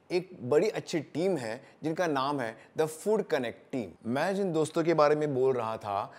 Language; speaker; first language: Hindi; non-native, local second language; Marathi